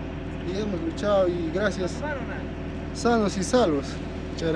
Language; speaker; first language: Spanish; non-native, local second language; Quechua